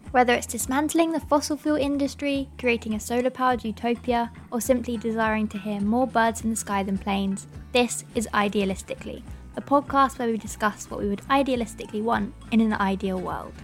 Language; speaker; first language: English; native; English